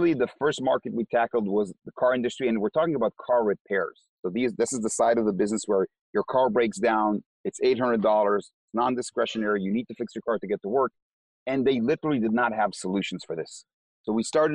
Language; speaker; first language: English; non-native, fluent; Hebrew